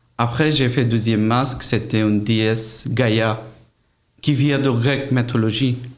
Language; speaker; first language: French; non-native, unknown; Bangla